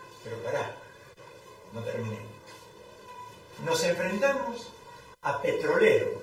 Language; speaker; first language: Spanish; native; Spanish